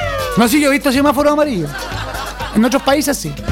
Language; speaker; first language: Spanish; native; Spanish